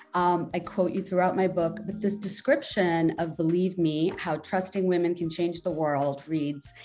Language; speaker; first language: English; non-native, local second language; Bangla